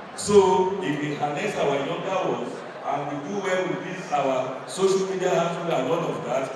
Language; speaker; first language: English; non-native, local second language; Yoruba